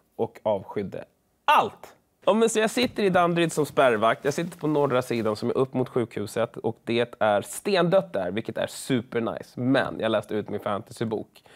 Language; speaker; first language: Swedish; early bilingual, other home language; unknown